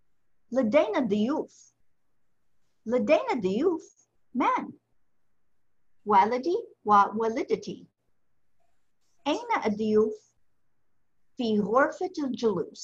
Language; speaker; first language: Arabic; non-native, fluent; English